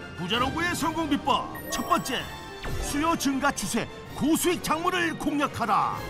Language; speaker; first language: Korean; native; Korean